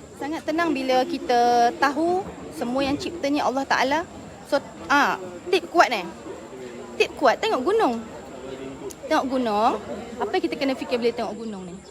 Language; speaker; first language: Malay; native; Malay